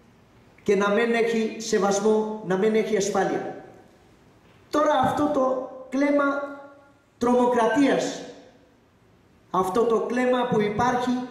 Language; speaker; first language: Greek; non-native, learner; Urdu